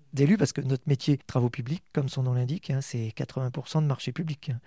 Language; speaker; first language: French; native; French